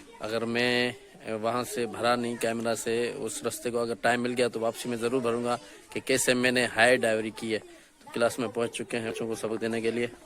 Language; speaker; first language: Urdu; non-native, local second language; Sindhi